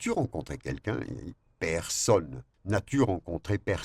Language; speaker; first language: French; non-native, fluent; Spanish